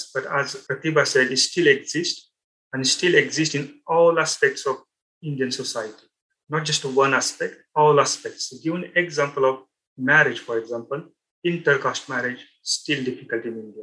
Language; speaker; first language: English; non-native, local second language; Marathi